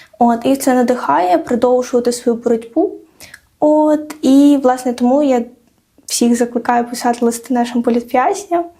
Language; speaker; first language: Ukrainian; non-native, local second language; Crimean Tatar